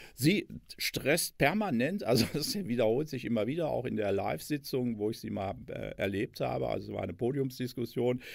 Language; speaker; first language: German; native; German